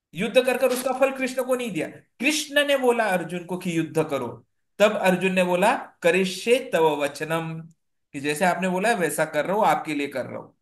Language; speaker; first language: Hindi; non-native, local second language; Marathi